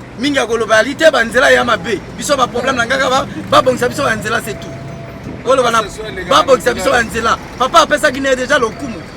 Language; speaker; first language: Lingala; native; Lingala